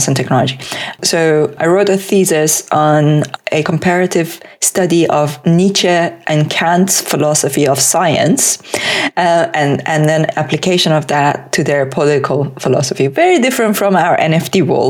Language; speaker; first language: English; non-native, fluent; Persian